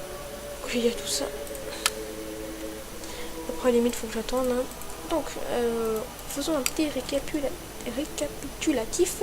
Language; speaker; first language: French; native; French